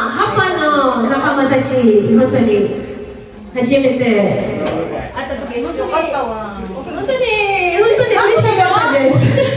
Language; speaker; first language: Japanese; non-native, learner; Filipino